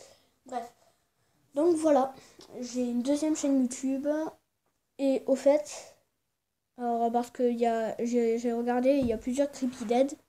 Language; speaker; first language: French; native; French